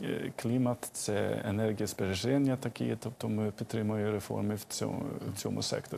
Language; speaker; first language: Ukrainian; non-native, fluent; Swedish